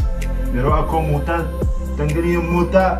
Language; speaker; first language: Filipino; non-native, learner; Arabic